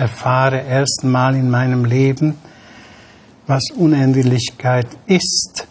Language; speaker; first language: German; non-native, fluent; Hungarian